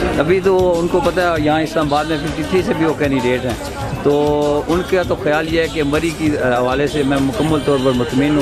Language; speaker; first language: Urdu; native; Urdu